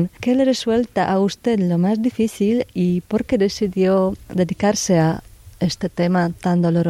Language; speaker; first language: Spanish; non-native, fluent; Czech